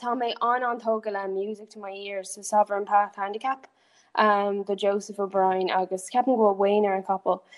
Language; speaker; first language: Irish; non-native, local second language; English